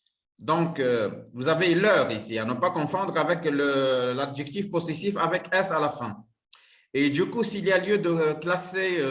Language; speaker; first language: French; non-native, local second language; Arabic